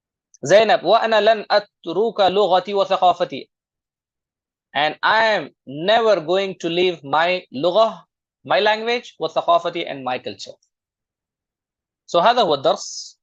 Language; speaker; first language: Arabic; non-native, fluent; Urdu